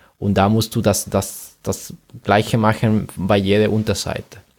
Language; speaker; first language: German; non-native, fluent; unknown